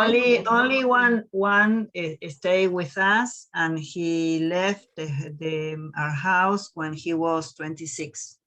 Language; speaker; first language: English; non-native, learner; Spanish